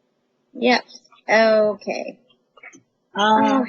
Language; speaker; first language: English; native; English